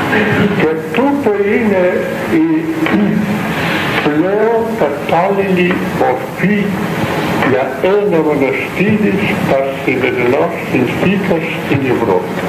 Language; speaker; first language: Greek; non-native, fluent; Russian